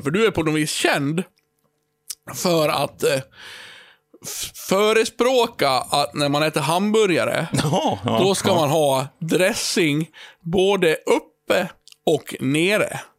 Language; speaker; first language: Swedish; native; Swedish